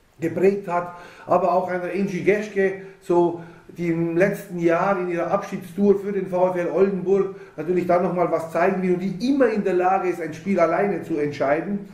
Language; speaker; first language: German; native; German